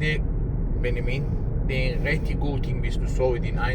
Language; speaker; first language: Danish; non-native, learner; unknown